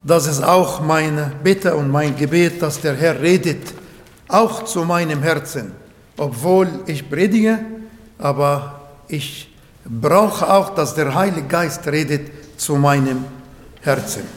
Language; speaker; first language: German; non-native, learner; Arabic